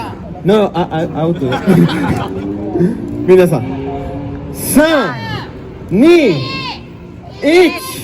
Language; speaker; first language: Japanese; non-native, learner; English